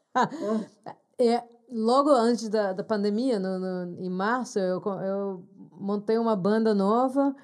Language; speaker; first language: Portuguese; non-native, fluent; Hebrew